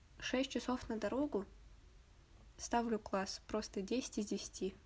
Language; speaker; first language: Russian; native; Russian